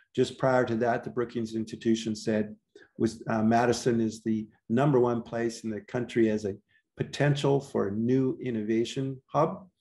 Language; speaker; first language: English; native; English